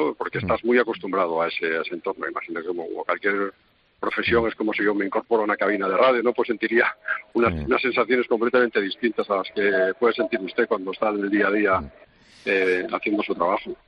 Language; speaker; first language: Spanish; native; Spanish